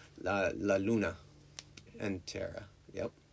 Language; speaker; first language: Spanish; non-native, learner; English